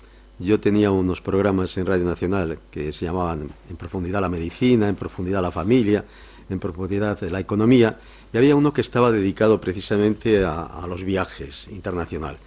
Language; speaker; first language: Spanish; native; Spanish